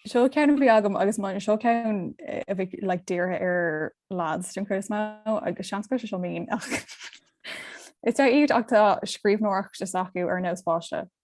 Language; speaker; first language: Irish; non-native, local second language; English